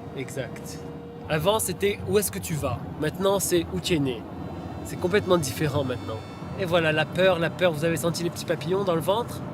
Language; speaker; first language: French; native; French